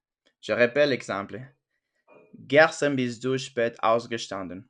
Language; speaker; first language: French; non-native, fluent; Spanish